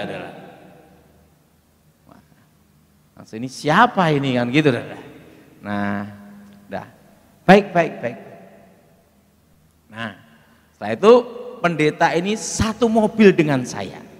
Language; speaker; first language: Indonesian; native; Indonesian